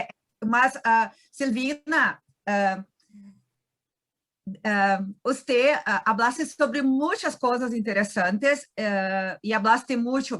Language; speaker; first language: Spanish; non-native, learner; Portuguese